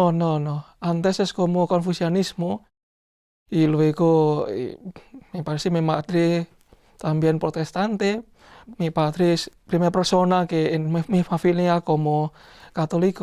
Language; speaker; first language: Spanish; non-native, learner; Indonesian